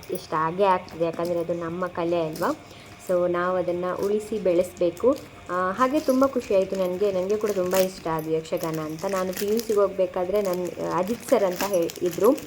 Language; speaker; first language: Kannada; non-native, local second language; Tulu